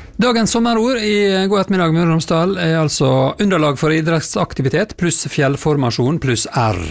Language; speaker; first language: Norwegian; native; Norwegian